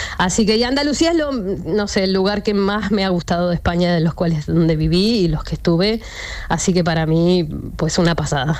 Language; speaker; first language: Spanish; native; Spanish